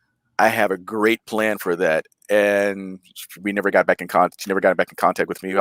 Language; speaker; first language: English; native; English